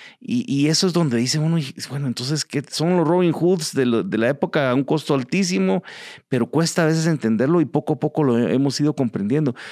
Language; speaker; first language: Spanish; native; Spanish